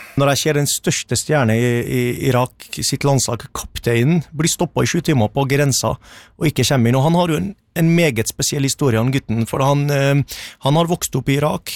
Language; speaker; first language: Norwegian; early bilingual, other home language; Arabic